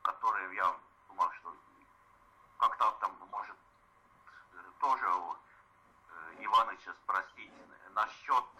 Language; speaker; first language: Russian; non-native, fluent; Estonian